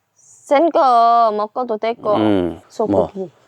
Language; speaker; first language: Korean; non-native, learner; Vietnamese